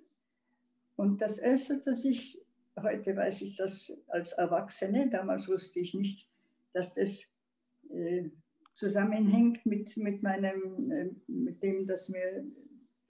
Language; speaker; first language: German; non-native, local second language; Czech